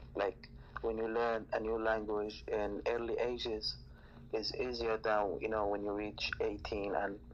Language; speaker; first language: English; non-native, fluent; Arabic